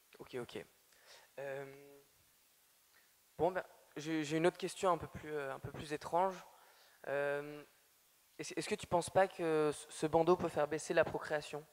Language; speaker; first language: French; native; French